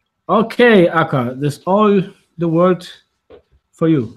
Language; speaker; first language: English; non-native, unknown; Italian